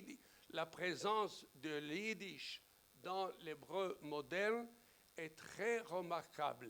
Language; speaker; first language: French; non-native, fluent; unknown